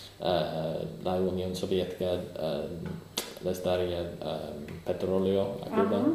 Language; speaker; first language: Spanish; non-native, learner; English